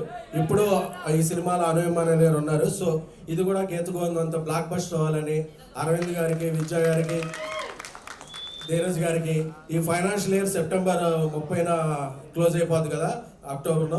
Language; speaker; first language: Telugu; native; Telugu